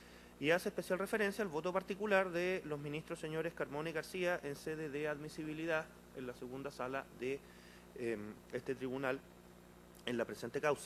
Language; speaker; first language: Spanish; native; Spanish